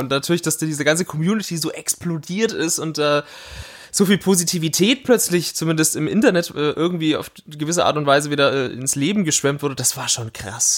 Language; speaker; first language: German; native; German